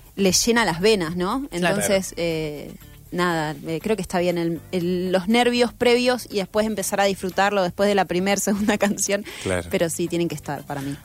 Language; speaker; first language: Spanish; native; Spanish